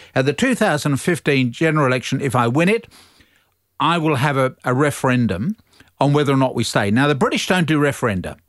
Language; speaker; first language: English; native; English